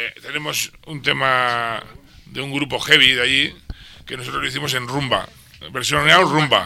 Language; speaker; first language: Spanish; native; Spanish